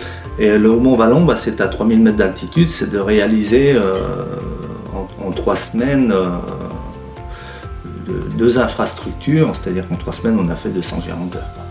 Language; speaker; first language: French; native; French